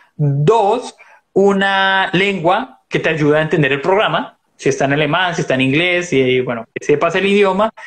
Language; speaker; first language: Spanish; native; Spanish